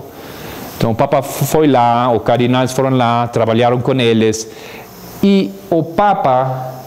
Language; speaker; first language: Portuguese; non-native, fluent; Spanish